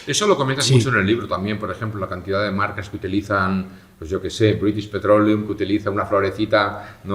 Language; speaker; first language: Spanish; native; Spanish